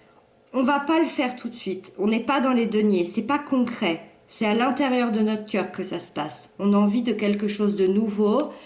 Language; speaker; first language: French; native; French